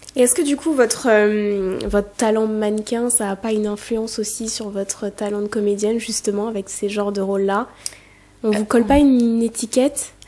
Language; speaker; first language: French; native; French